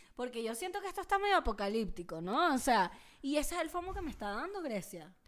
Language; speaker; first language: Spanish; native; Spanish